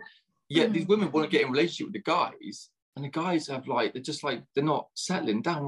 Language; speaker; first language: English; native; English